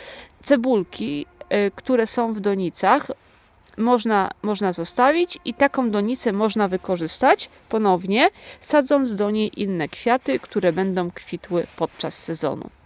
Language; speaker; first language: Polish; native; Polish